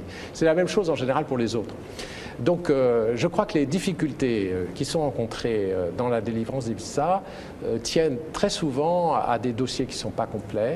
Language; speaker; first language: French; native; French